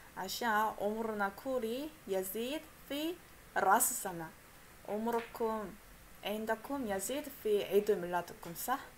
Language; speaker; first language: Arabic; non-native, fluent; Korean